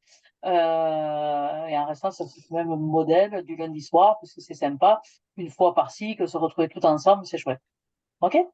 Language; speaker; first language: French; native; French